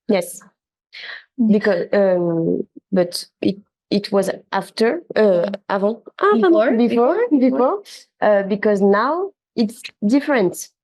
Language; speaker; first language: English; non-native, learner; French